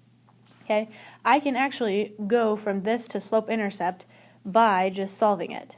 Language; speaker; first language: English; native; English